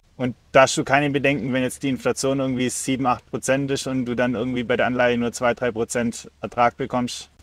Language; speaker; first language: German; native; German